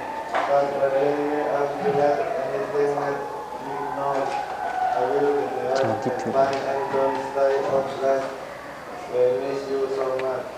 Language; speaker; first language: English; non-native, learner; Indonesian